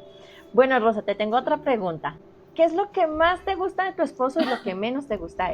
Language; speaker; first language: Spanish; native; Spanish